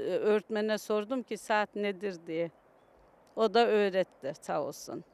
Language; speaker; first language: Turkish; early bilingual, other home language; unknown